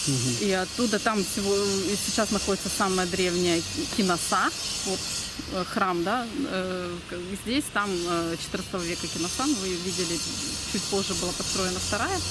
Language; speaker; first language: Russian; native; Russian